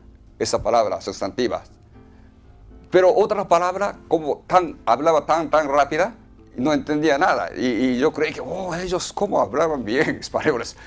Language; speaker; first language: Spanish; non-native, fluent; Japanese